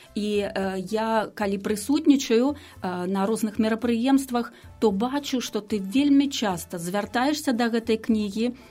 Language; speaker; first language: Belarusian; native; Belarusian